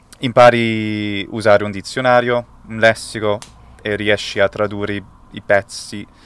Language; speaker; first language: Italian; non-native, fluent; English